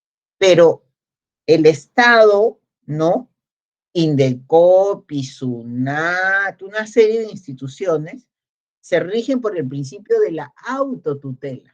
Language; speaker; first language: Spanish; native; Spanish